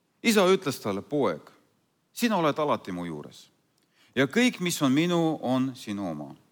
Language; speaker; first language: Estonian; non-native, fluent; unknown